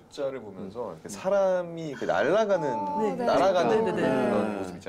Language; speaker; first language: Korean; native; Korean